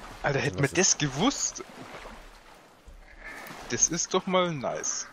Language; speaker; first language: German; native; German